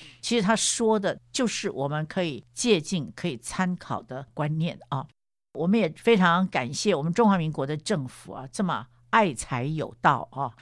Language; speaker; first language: Chinese; native; Chinese